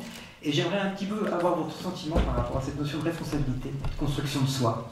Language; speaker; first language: French; native; French